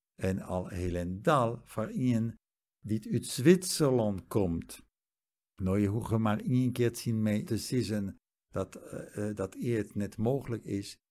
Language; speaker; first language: Western Frisian; non-native, fluent; German